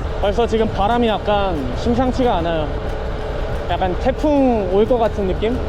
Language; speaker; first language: Korean; native; Korean